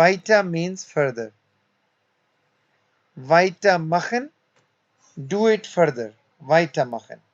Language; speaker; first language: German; non-native, learner; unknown